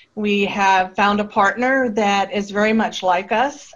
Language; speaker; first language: English; native; English